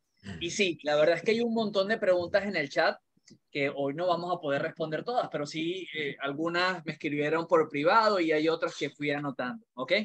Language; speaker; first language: Spanish; native; Spanish